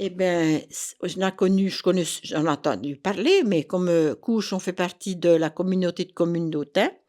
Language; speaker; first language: French; native; French